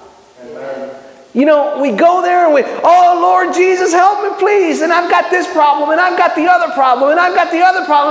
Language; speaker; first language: English; native; English